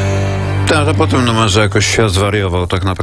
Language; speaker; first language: Polish; native; Polish